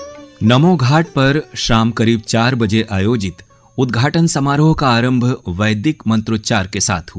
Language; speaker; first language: Hindi; native; Hindi